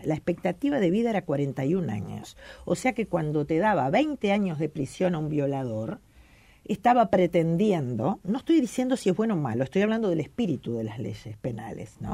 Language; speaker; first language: Spanish; native; Spanish